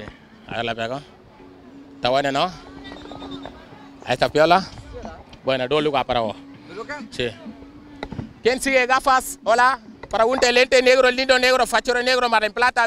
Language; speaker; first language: Spanish; non-native, learner; Wolof